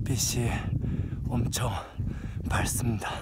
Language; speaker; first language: Korean; native; Korean